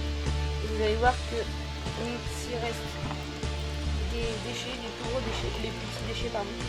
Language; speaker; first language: French; native; French